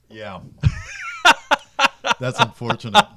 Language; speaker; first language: English; native; English